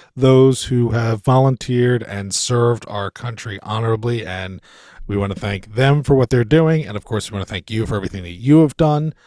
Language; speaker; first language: English; native; English